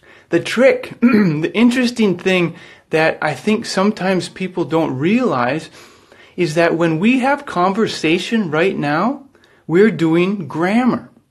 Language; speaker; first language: English; native; English